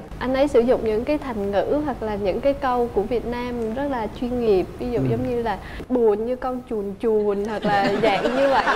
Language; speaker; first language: Vietnamese; native; Vietnamese